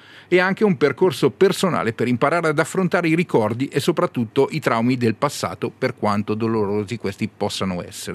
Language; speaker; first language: Italian; native; Italian